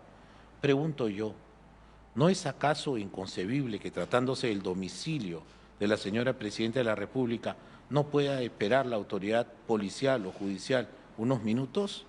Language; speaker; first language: Spanish; native; Spanish